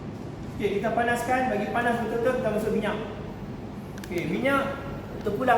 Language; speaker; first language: Malay; native; Malay